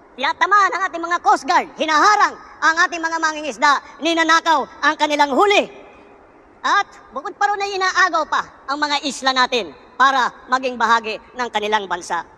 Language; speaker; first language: Filipino; native; Filipino